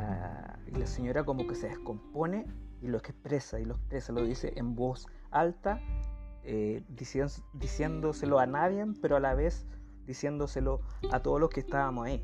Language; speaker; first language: Spanish; native; Spanish